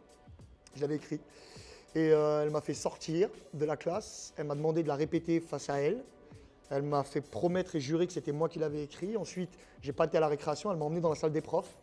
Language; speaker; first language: French; native; French